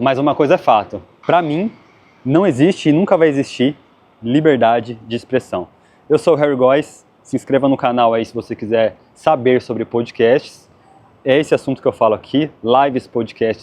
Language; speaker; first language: Portuguese; native; Portuguese